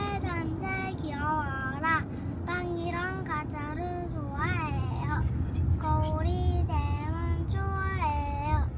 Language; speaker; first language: Korean; early bilingual, other home language; Mongolian